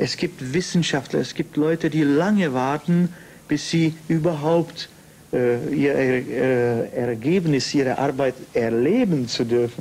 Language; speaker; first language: German; non-native, fluent; Czech